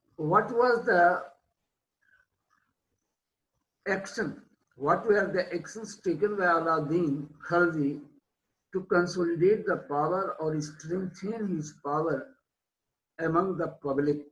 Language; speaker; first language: English; non-native, local second language; Hindi